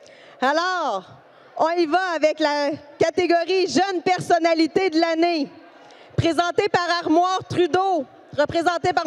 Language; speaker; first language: French; native; French